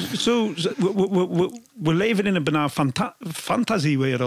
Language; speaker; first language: Dutch; non-native, fluent; English